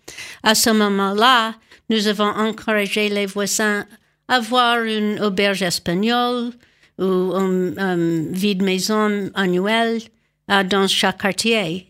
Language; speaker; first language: French; non-native, learner; English